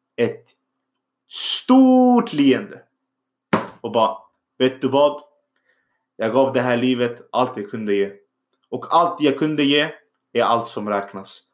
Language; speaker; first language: Swedish; early bilingual, other home language; Arabic